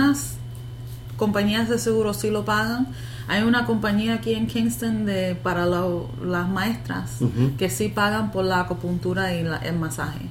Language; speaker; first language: Spanish; early bilingual, heritage; Spanish